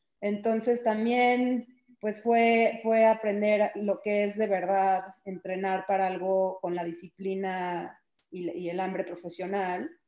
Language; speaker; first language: Spanish; early bilingual, heritage; Spanish